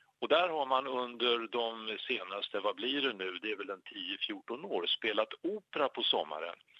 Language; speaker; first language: Swedish; native; Swedish